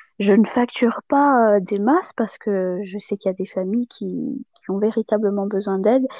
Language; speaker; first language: French; non-native, local second language; Malagasy